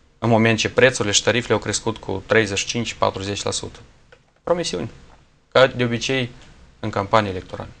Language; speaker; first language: Romanian; native; Romanian